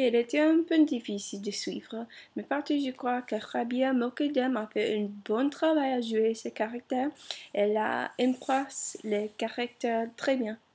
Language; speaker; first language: French; non-native, learner; English